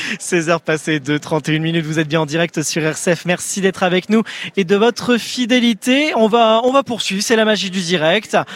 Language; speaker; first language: French; native; French